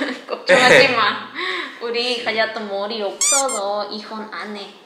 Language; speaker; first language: Korean; non-native, learner; Spanish